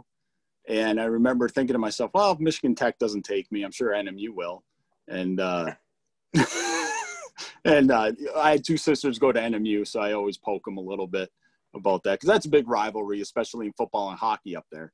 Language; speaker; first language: English; native; English